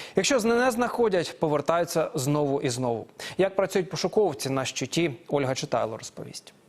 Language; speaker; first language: Ukrainian; native; Ukrainian